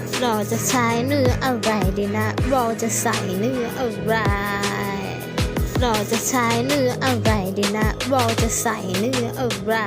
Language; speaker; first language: Thai; native; Thai